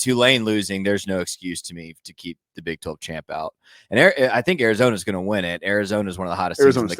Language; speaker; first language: English; native; English